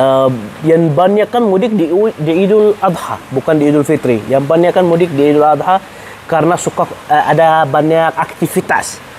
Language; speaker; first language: Indonesian; non-native, learner; Arabic